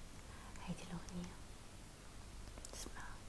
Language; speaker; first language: Arabic; native; Arabic